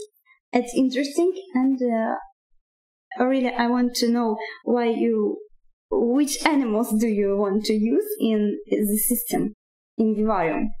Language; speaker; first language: English; non-native, learner; Russian